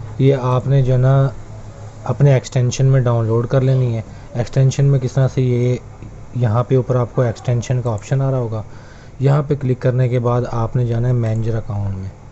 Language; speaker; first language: Urdu; native; Urdu